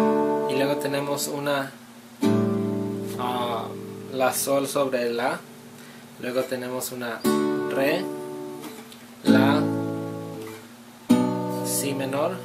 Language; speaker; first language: Spanish; early bilingual, heritage; Spanish